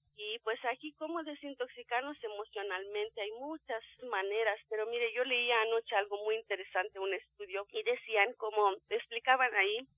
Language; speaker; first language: Spanish; non-native, fluent; Romanian